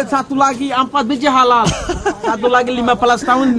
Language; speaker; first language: Indonesian; non-native, learner; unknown